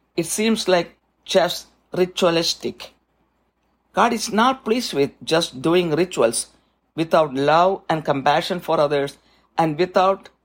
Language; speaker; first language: English; non-native, local second language; Malayalam